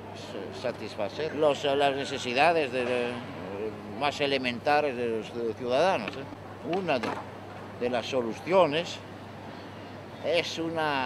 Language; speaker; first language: Spanish; non-native, fluent; Greek